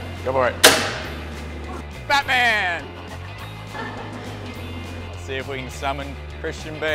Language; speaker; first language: English; native; English